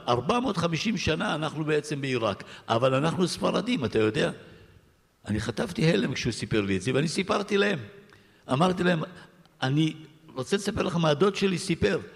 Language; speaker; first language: Hebrew; early bilingual, other home language; Arabic